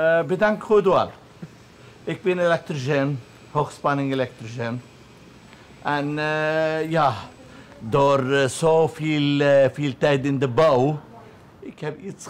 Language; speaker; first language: Dutch; non-native, learner; Arabic